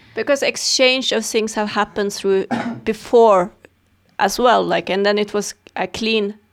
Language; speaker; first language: English; non-native, fluent; Swedish